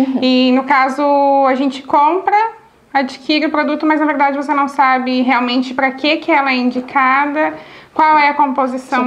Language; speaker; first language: Portuguese; native; Portuguese